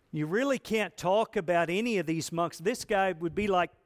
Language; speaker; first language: English; native; English